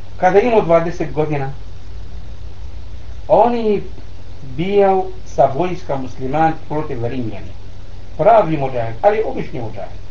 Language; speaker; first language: Bosnian; non-native, learner; Arabic